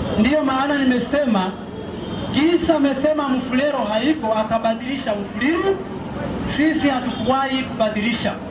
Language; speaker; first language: Swahili; non-native, local second language; Kinyarwanda